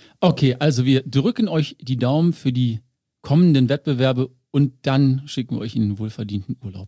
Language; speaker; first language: German; native; German